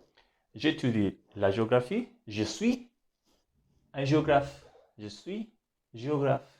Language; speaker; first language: French; non-native, fluent; Hindi